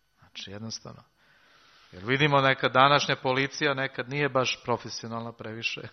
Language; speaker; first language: Serbian; native; Serbian